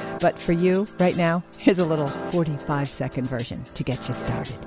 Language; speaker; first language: English; native; English